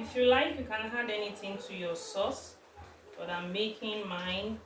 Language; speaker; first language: English; non-native, local second language; Yoruba